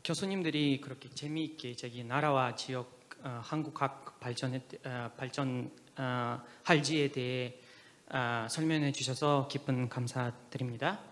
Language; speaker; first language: Korean; non-native, fluent; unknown